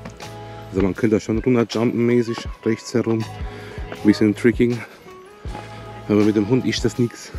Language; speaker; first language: German; native; German